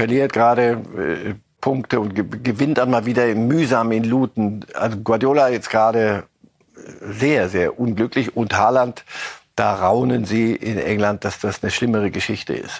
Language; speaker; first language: German; native; German